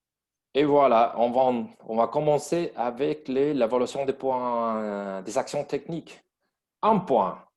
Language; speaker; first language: French; non-native, fluent; Spanish